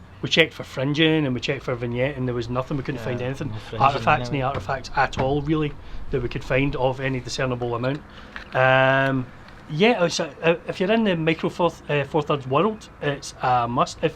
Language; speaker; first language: English; native; English